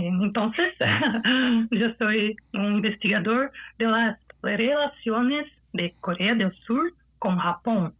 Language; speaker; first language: Spanish; non-native, fluent; Portuguese